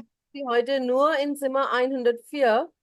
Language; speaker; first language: German; non-native, fluent; Urdu